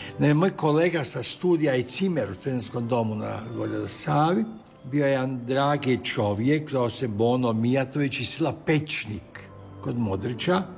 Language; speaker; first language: Croatian; native; Croatian